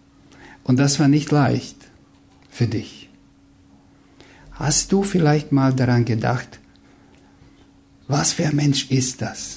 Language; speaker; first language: German; non-native, fluent; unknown